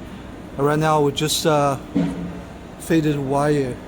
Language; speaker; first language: English; non-native, learner; Chinese